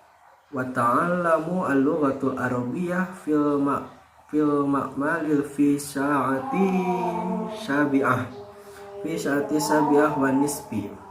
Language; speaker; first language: Arabic; non-native, fluent; Indonesian